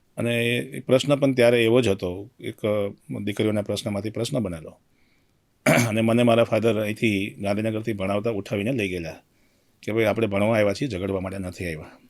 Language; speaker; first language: Gujarati; native; Gujarati